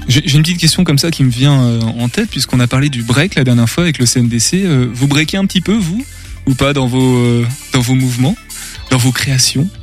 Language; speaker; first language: French; native; French